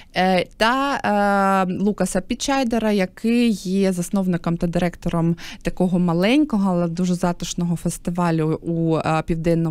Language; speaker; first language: Ukrainian; native; Ukrainian